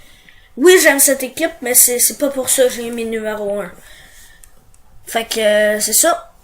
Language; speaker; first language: French; native; French